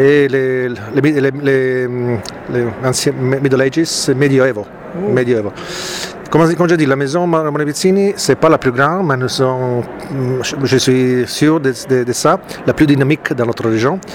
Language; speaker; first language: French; non-native, fluent; Italian